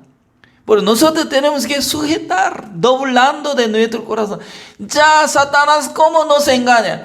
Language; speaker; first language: Spanish; non-native, learner; Korean